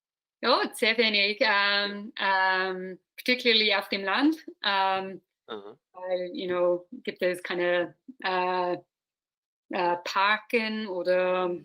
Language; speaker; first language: German; non-native, learner; English